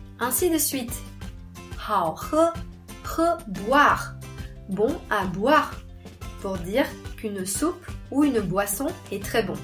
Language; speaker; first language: French; non-native, fluent; Chinese